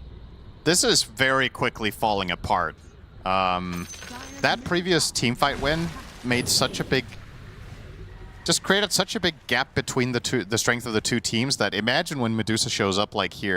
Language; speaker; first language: English; native; English